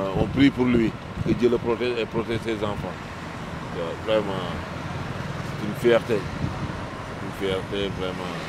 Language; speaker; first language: French; non-native, local second language; Wolof